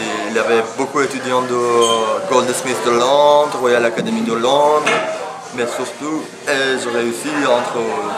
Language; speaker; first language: French; non-native, fluent; Persian